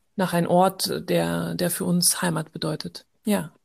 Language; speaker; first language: German; early bilingual, heritage; French